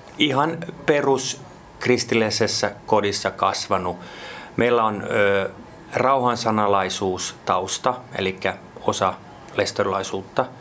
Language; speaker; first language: Finnish; non-native, local second language; Swedish